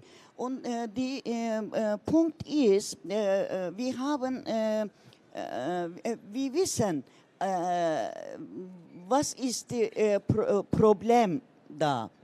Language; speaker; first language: German; non-native, learner; Turkish